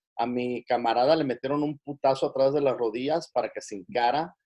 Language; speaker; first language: Spanish; early bilingual, heritage; Spanish